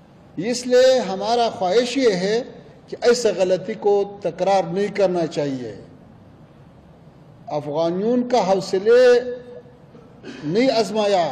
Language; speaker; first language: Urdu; non-native, fluent; Pashto